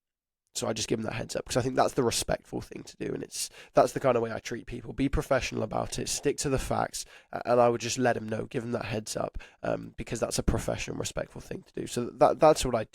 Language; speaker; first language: English; native; English